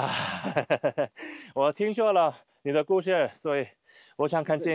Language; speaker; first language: Chinese; non-native, learner; Korean